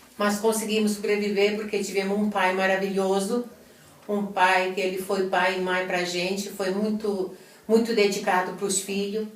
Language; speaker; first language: Portuguese; non-native, fluent; Italian